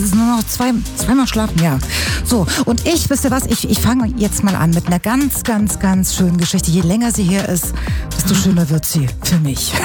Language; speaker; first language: German; native; German